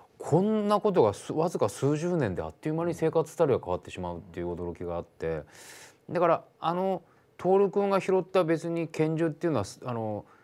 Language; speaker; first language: Japanese; native; Japanese